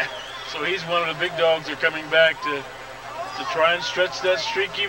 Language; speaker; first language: English; native; English